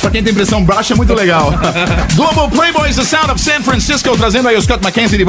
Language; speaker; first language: Portuguese; native; Portuguese